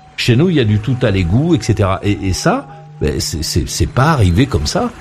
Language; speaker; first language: French; native; French